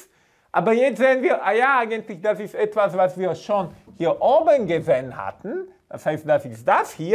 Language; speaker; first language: German; non-native, fluent; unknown